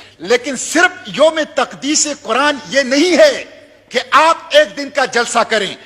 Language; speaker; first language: Urdu; non-native, local second language; Pashto